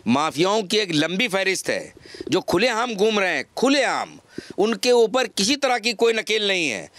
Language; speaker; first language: Hindi; native; Hindi